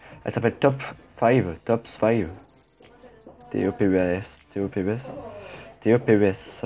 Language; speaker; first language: French; native; French